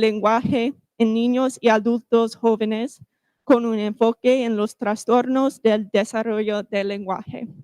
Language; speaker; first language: Spanish; non-native, fluent; English